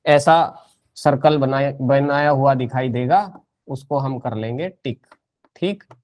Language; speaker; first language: Hindi; native; Hindi